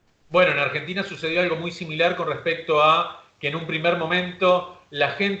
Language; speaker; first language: Spanish; native; Spanish